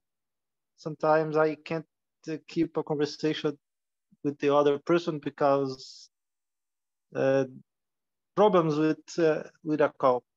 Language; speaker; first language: English; non-native, learner; Portuguese